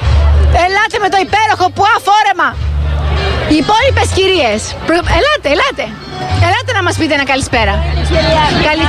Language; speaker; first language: Greek; native; Greek